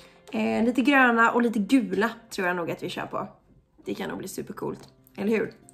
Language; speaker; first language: Swedish; native; Swedish